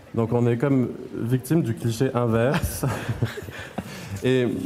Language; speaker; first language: French; native; French